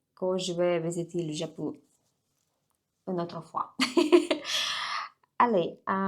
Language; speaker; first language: French; non-native, learner; Russian